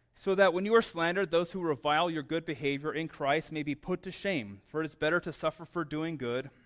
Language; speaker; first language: English; native; English